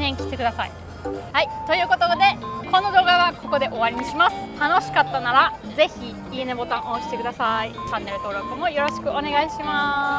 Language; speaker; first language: Japanese; non-native, fluent; German